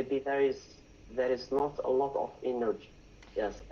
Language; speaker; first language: English; non-native, learner; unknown